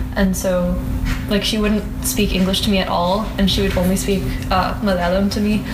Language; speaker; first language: English; native; English